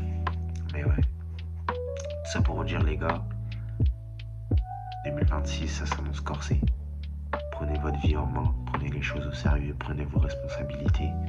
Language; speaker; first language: French; native; French